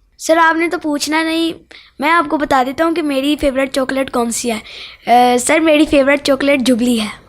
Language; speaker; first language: Urdu; native; Urdu